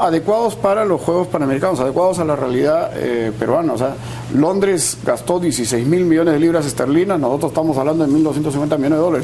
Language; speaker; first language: Spanish; native; Spanish